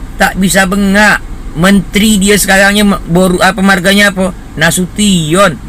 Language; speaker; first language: Indonesian; native; Indonesian